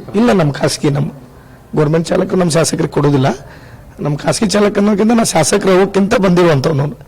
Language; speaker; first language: Kannada; non-native, local second language; Lambadi